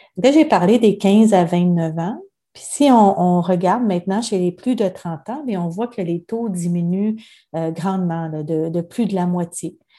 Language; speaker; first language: French; native; French